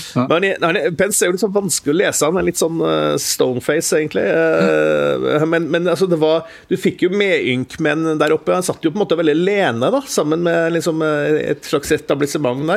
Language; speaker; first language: Norwegian; native; Norwegian